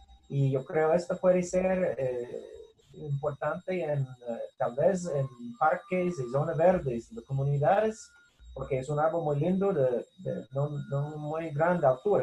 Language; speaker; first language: Spanish; non-native, fluent; English